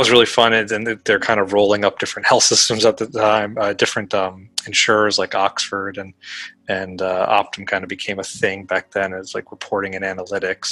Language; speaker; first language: English; native; English